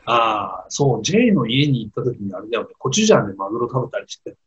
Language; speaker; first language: Japanese; native; Japanese